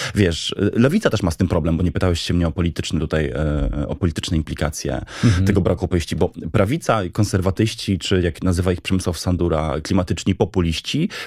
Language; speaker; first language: Polish; native; Polish